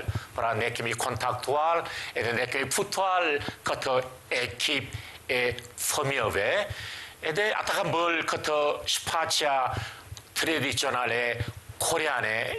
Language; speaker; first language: Albanian; non-native, learner; Korean